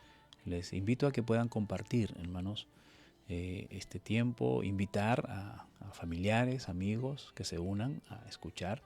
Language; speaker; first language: Spanish; native; Spanish